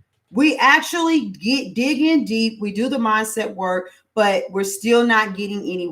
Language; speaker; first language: English; native; English